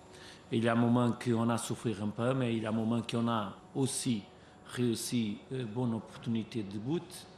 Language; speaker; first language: French; non-native, learner; Portuguese